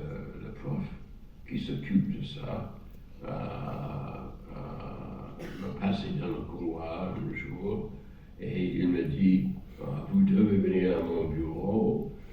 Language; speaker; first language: French; non-native, fluent; English